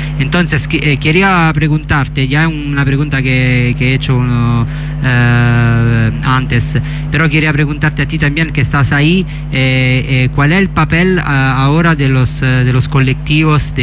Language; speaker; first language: Spanish; non-native, fluent; Italian